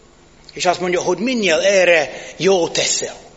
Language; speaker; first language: Hungarian; non-native, fluent; English